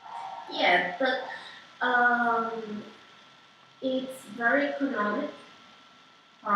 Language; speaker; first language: English; non-native, learner; Portuguese